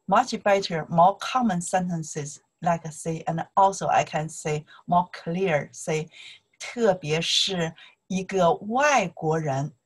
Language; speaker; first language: English; non-native, learner; Chinese